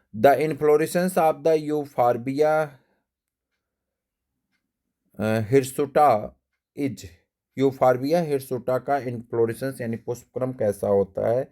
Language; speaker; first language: Hindi; native; Hindi